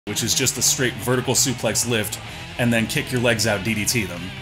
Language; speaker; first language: English; native; English